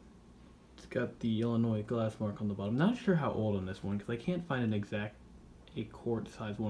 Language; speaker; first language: English; native; English